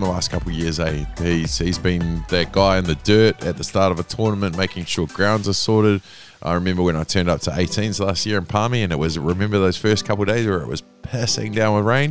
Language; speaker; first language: English; native; English